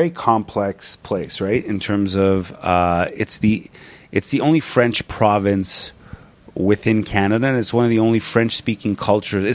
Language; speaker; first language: English; non-native, fluent; Punjabi